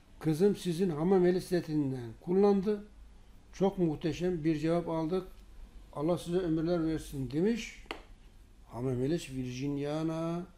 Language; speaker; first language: Turkish; native; Turkish